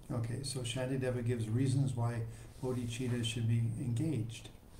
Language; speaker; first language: English; native; English